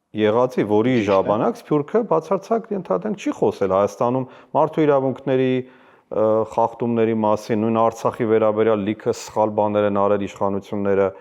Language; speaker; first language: Armenian; native; Armenian